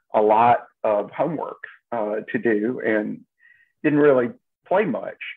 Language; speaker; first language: English; native; English